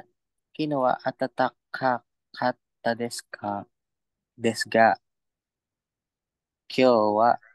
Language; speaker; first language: Japanese; non-native, learner; Filipino